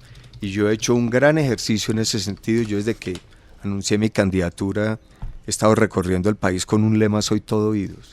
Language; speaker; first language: Spanish; native; Spanish